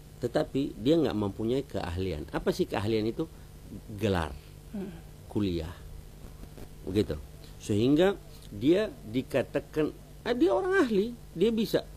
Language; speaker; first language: Indonesian; native; Indonesian